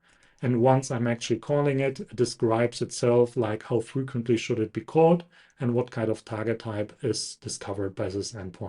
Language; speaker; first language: English; non-native, fluent; German